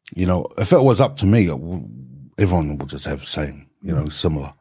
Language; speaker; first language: English; native; English